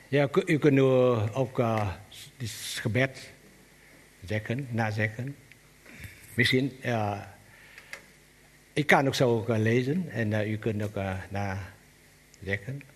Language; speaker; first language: Dutch; non-native, learner; Vietnamese